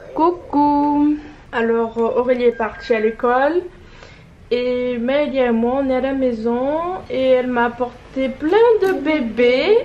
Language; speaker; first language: French; native; French